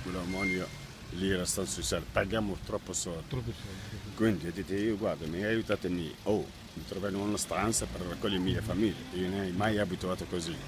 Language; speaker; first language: Italian; non-native, learner; Arabic